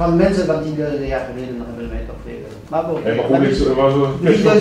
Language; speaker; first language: Dutch; non-native, fluent; French